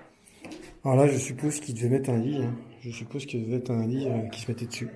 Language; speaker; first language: French; native; French